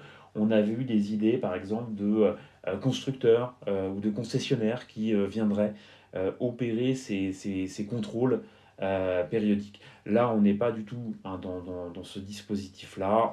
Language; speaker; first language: French; native; French